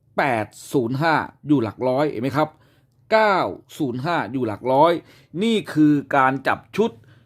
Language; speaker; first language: Thai; native; Thai